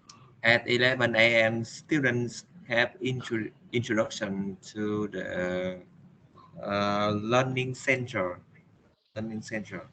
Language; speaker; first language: English; non-native, learner; Vietnamese